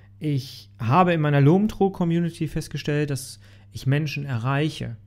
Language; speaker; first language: German; native; German